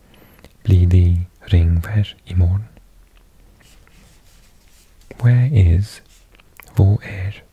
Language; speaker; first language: Danish; non-native, learner; English